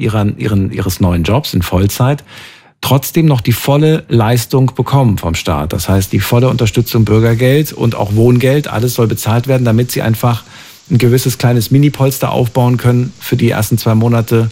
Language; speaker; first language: German; native; German